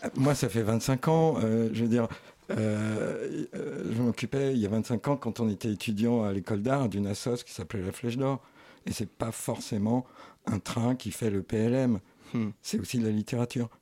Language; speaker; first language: French; native; French